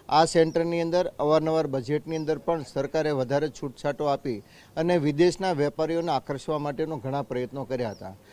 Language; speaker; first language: Gujarati; native; Gujarati